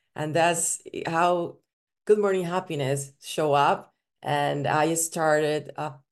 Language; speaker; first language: English; non-native, fluent; Spanish